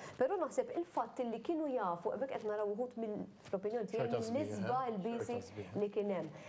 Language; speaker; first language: Maltese; native; Maltese